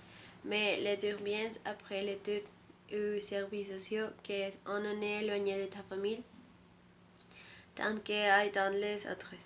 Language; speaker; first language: French; non-native, learner; Spanish